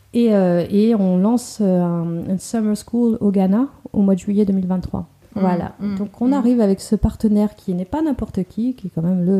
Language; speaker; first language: French; native; French